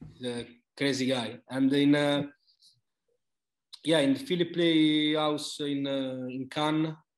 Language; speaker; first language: English; non-native, learner; Italian